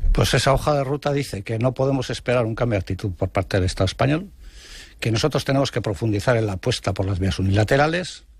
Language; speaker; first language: Spanish; non-native, local second language; Basque